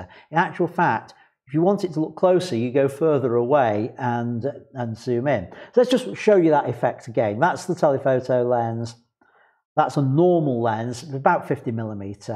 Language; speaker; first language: English; native; English